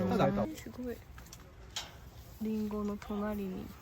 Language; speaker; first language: Japanese; non-native, fluent; Korean